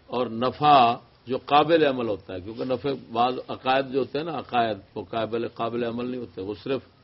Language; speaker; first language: Urdu; non-native, local second language; Punjabi